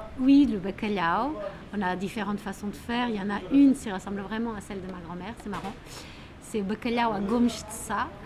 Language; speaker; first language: French; non-native, fluent; Portuguese